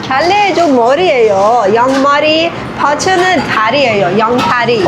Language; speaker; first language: Korean; non-native, learner; Persian